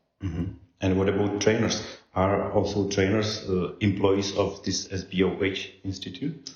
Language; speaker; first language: English; non-native, fluent; Czech